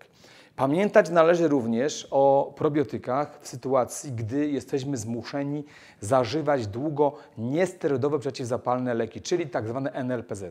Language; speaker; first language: Polish; native; Polish